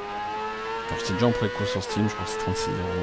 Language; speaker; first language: French; native; French